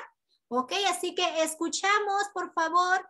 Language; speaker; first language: Spanish; native; Spanish